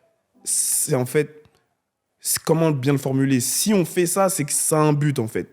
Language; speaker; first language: French; native; French